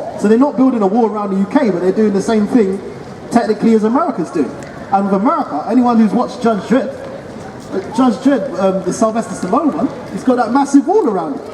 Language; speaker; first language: English; native; English